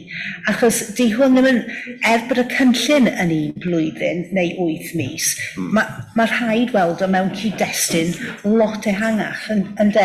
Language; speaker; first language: Welsh; native; Welsh